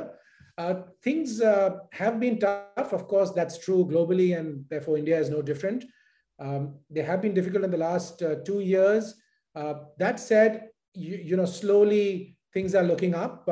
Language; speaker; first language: English; non-native, local second language; Hindi